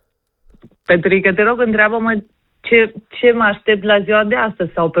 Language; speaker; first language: Romanian; native; Romanian